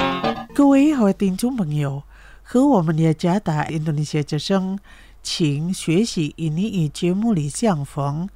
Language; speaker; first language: Chinese; non-native, fluent; Indonesian